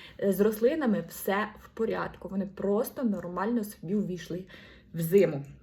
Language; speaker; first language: Ukrainian; non-native, local second language; Russian